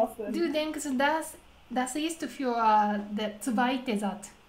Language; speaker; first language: German; non-native, learner; Japanese